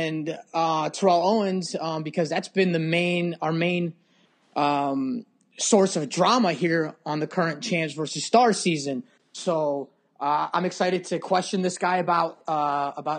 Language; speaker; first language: English; native; English